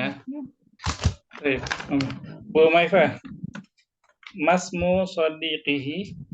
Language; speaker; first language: Indonesian; native; Indonesian